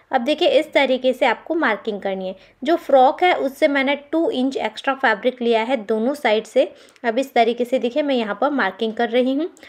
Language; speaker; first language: Hindi; non-native, local second language; Gujarati